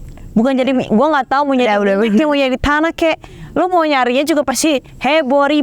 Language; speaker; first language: Indonesian; native; Indonesian